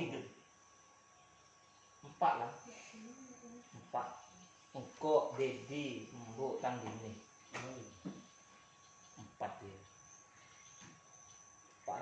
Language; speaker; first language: Malay; native; Malay